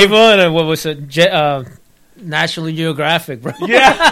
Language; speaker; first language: English; early bilingual, other home language; Spanish